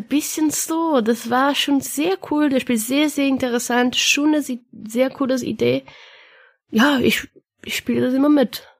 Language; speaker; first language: German; non-native, learner; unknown